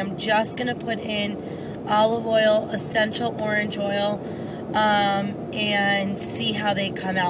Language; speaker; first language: English; native; English